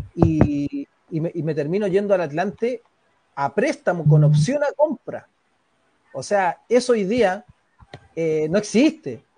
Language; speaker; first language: Spanish; native; Spanish